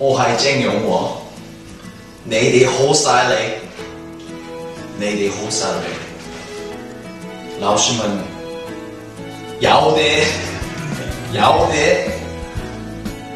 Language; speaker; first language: Chinese; non-native, learner; Korean